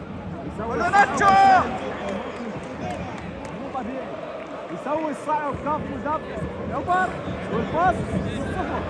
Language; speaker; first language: Arabic; native; Arabic